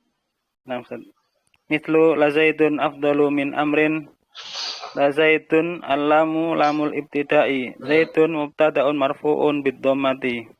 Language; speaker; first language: Arabic; non-native, learner; Indonesian